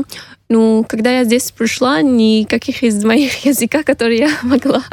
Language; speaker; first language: Russian; non-native, learner; Arabic